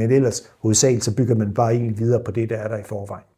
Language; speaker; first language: Danish; native; Danish